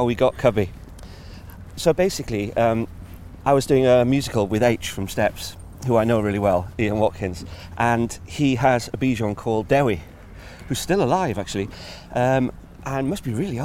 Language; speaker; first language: English; native; English